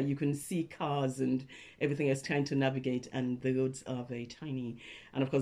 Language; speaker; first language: English; non-native, local second language; Krio